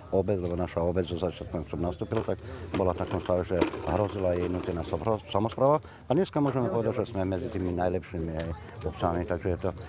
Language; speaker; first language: Slovak; native; Slovak